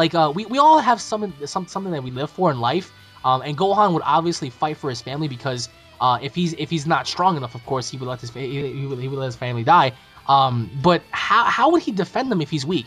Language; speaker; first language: English; native; English